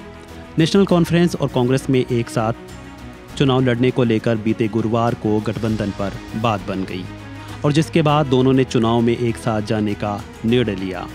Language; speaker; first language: Hindi; native; Hindi